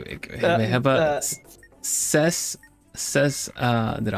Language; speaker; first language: Dutch; non-native, learner; Swedish